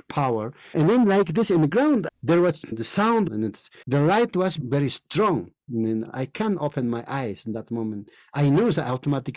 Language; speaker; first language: English; non-native, learner; Spanish